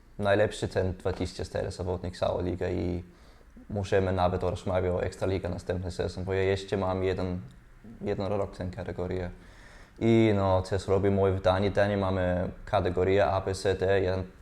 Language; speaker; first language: Polish; non-native, learner; Danish